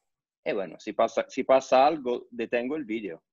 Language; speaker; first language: Spanish; non-native, fluent; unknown